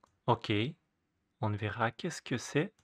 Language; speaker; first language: French; non-native, fluent; Russian